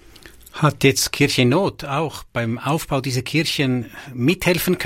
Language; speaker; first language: German; native; German